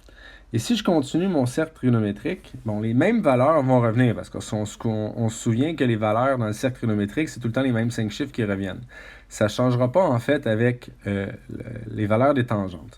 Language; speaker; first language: French; native; French